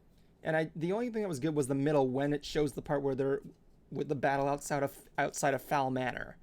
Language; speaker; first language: English; native; English